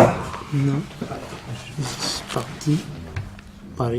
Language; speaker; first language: French; non-native, learner; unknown